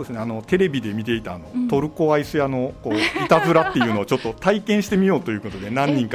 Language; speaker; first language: Japanese; native; Japanese